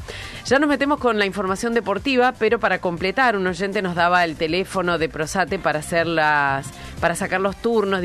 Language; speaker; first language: Spanish; native; Spanish